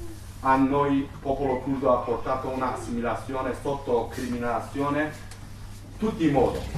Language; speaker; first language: Italian; non-native, learner; Turkish